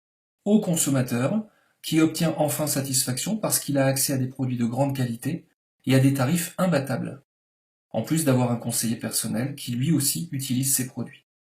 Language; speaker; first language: French; native; French